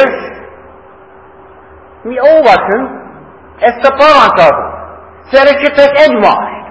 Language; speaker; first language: Hungarian; non-native, fluent; English